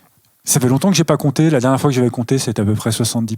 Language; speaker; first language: French; native; French